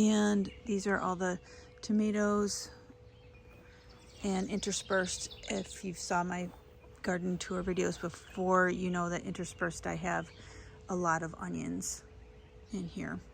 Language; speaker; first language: English; native; English